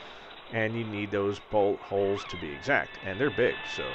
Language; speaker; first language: English; native; English